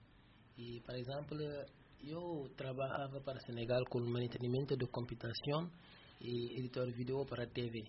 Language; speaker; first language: Spanish; non-native, learner; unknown